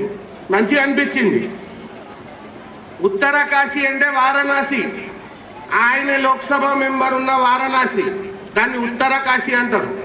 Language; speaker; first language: Telugu; native; Telugu